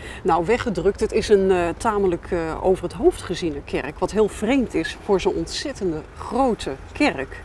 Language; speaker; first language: Dutch; native; Dutch